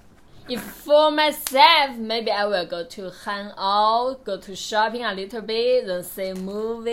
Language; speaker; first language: English; non-native, learner; Chinese